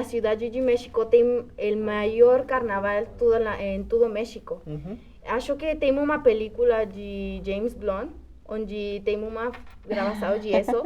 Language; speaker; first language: Portuguese; non-native, fluent; Spanish